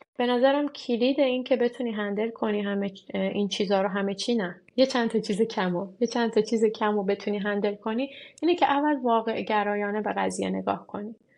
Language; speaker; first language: Persian; native; Persian